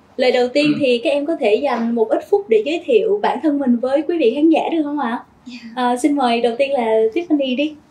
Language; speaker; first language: Vietnamese; early bilingual, heritage; Vietnamese